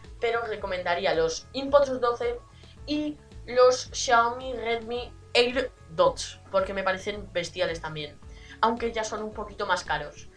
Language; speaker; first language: Spanish; native; Spanish